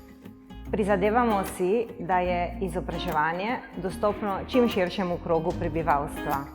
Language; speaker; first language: Slovenian; native; Slovenian